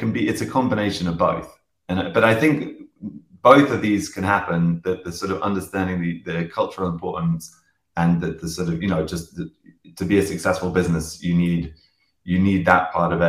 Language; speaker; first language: English; native; English